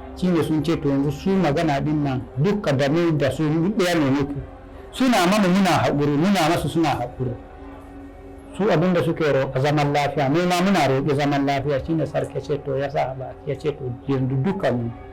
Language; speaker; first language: Hausa; non-native, local second language; Fula